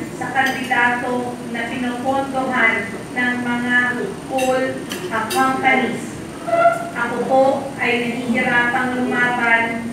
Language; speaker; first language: Filipino; native; Filipino